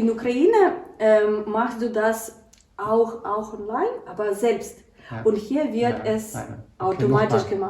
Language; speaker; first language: German; non-native, learner; Ukrainian